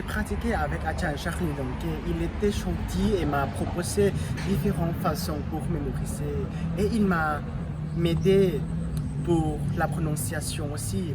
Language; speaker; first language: French; non-native, fluent; Thai